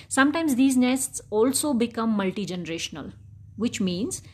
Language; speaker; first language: English; non-native, local second language; Dogri